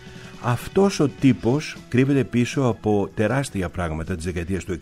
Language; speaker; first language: Greek; native; Greek